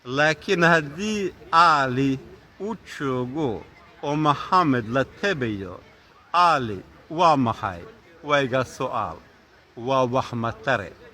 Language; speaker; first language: Somali; non-native, fluent; Swedish